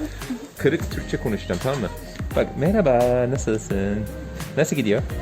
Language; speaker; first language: Turkish; non-native, learner; English